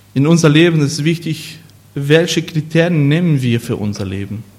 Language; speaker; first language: German; non-native, fluent; Portuguese